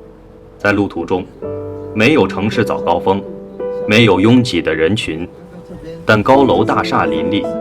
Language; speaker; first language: Chinese; native; Chinese